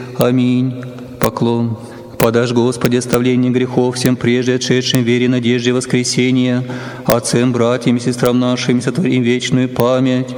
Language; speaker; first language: Russian; native; Russian